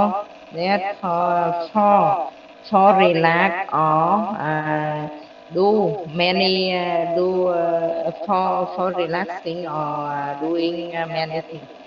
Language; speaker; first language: English; non-native, learner; Vietnamese